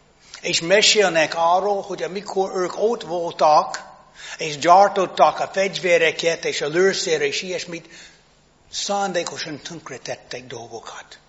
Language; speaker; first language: Hungarian; non-native, fluent; English